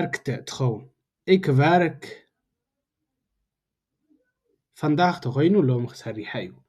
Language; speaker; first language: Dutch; non-native, learner; Tigrinya